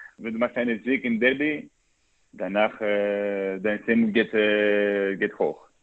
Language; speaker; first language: German; non-native, learner; Greek